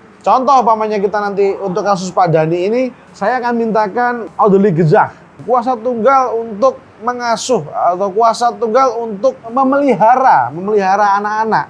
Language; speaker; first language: Indonesian; native; Indonesian